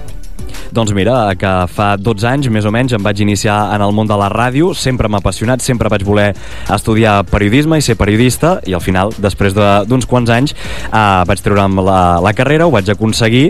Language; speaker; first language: Catalan; native; Catalan